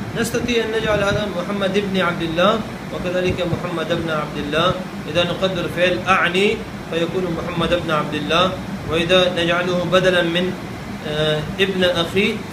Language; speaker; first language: Arabic; non-native, fluent; Urdu